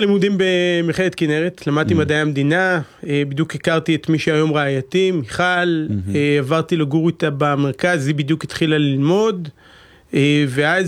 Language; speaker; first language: Hebrew; native; Hebrew